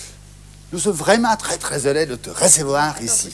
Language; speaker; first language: French; non-native, learner; Czech